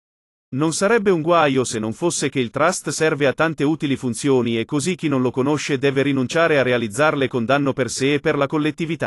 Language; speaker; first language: Italian; native; Italian